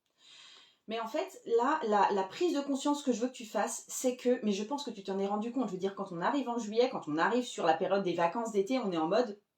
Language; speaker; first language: French; native; French